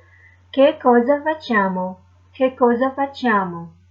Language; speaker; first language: Italian; non-native, fluent; English